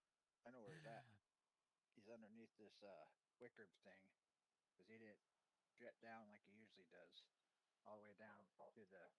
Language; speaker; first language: English; native; English